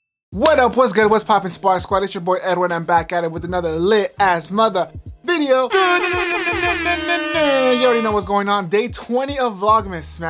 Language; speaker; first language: English; early bilingual, other home language; Spanish